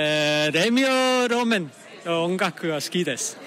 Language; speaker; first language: Japanese; non-native, learner; English